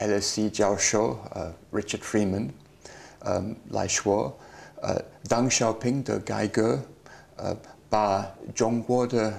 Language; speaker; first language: Chinese; non-native, learner; English